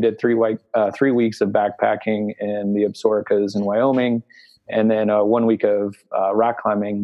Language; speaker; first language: English; native; English